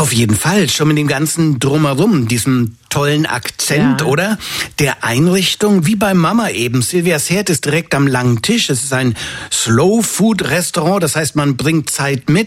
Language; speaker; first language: German; native; German